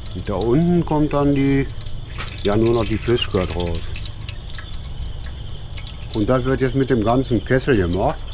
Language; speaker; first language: German; native; German